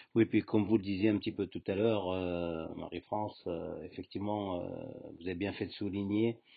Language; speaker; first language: French; native; French